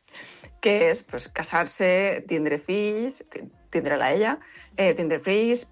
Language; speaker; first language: Catalan; non-native, local second language; Spanish